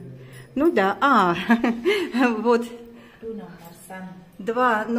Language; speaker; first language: Russian; native; Russian